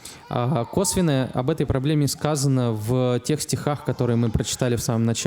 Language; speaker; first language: Russian; native; Russian